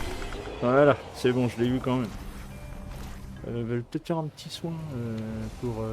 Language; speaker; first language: French; native; French